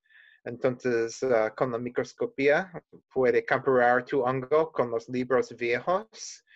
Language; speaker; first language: Spanish; non-native, learner; English